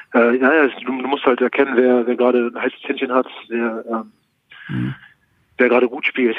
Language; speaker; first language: German; native; German